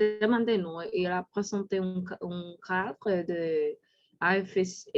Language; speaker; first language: French; non-native, learner; Spanish